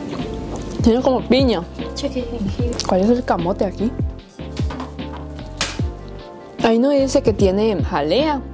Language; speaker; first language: Spanish; native; Spanish